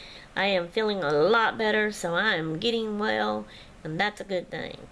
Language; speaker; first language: English; native; English